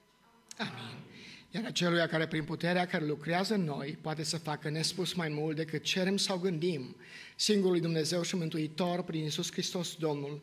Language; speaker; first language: Romanian; native; Romanian